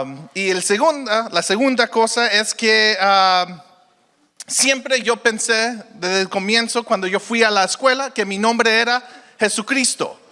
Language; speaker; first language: Spanish; early bilingual, heritage; Spanish